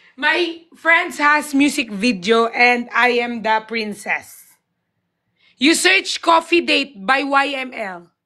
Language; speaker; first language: English; non-native, learner; Filipino